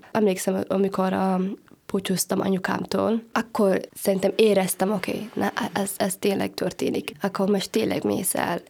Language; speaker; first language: Hungarian; non-native, fluent; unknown